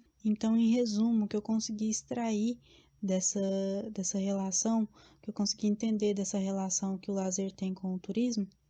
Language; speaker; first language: Portuguese; native; Portuguese